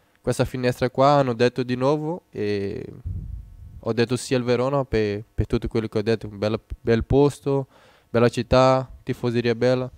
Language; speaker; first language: Italian; non-native, fluent; Portuguese